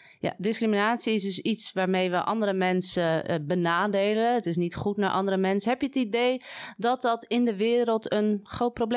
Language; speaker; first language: Dutch; native; Dutch